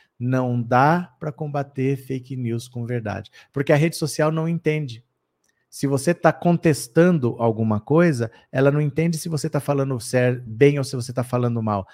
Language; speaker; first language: Portuguese; native; Portuguese